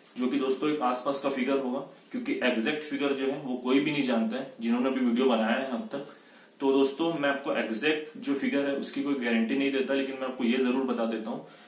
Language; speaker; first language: Hindi; native; Hindi